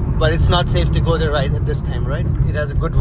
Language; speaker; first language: English; non-native, learner; Hindi